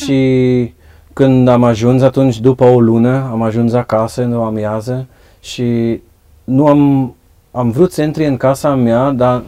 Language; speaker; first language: Romanian; non-native, learner; Dutch